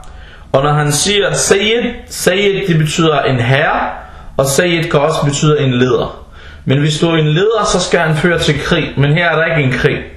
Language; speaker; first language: Danish; non-native, fluent; Arabic